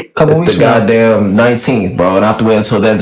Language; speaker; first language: English; early bilingual, other home language; French